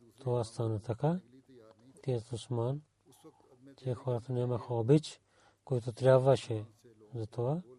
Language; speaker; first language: Bulgarian; non-native, learner; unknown